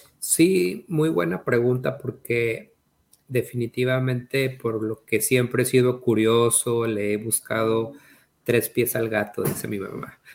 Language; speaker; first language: Spanish; native; Spanish